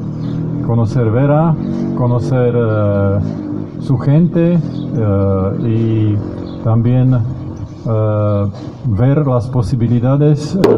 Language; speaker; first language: Spanish; non-native, fluent; Slovak